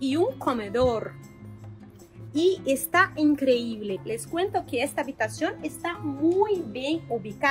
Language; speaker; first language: Spanish; non-native, learner; Portuguese